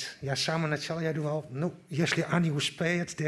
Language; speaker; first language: Russian; non-native, learner; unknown